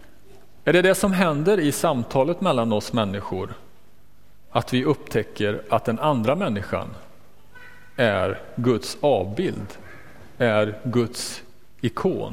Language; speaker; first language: Swedish; native; Swedish